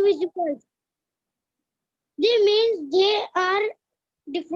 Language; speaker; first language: English; non-native, learner; Hindi